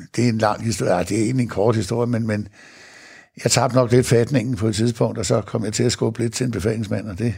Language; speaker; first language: Danish; native; Danish